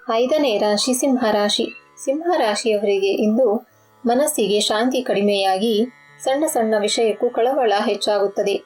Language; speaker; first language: Kannada; native; Kannada